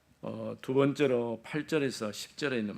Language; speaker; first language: Korean; native; Korean